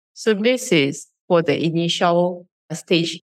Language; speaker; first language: English; non-native, fluent; Japanese